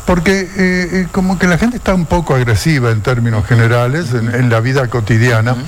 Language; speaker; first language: Spanish; native; Spanish